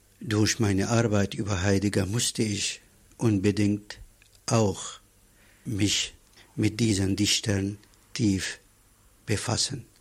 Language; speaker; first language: German; non-native, fluent; Arabic